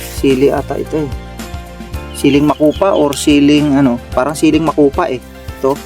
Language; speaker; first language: Filipino; non-native, local second language; Cebuano